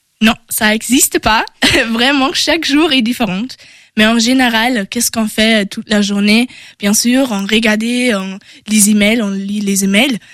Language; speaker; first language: French; non-native, learner; German